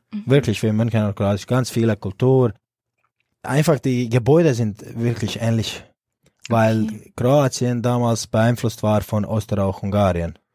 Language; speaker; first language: German; non-native, fluent; Croatian